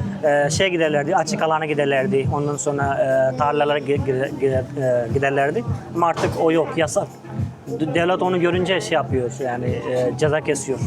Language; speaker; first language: Turkish; non-native, fluent; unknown